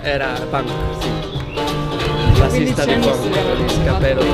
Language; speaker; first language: Italian; non-native, fluent; Spanish